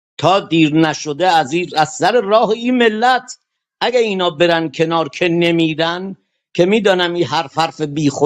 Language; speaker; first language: Persian; non-native, local second language; Kurdish